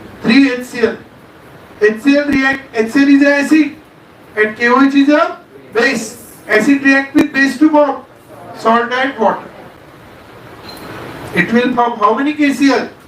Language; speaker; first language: English; non-native, local second language; Marathi